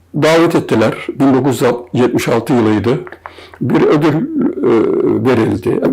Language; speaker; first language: Turkish; native; Turkish